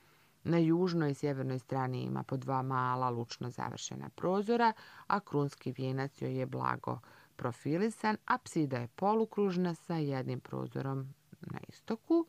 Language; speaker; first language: Croatian; native; Croatian